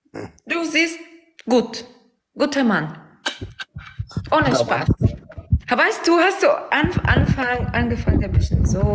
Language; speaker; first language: German; non-native, learner; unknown